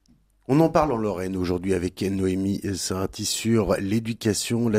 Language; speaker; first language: French; native; French